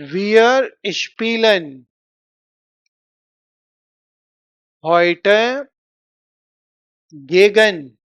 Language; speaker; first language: German; non-native, fluent; Hindi